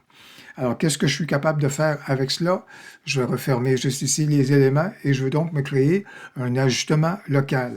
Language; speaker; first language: French; native; French